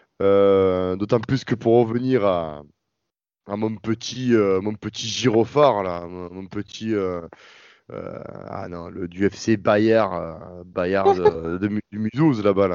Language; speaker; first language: French; native; French